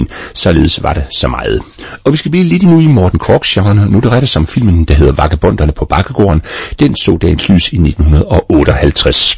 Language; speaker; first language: Danish; native; Danish